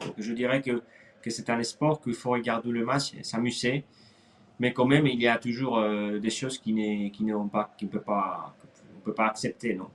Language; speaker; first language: French; non-native, fluent; Spanish